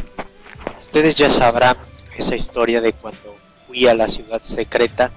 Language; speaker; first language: Spanish; native; Spanish